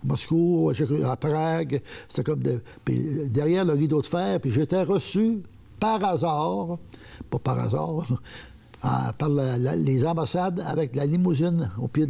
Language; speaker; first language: French; native; French